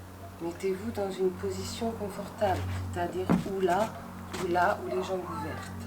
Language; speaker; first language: French; native; French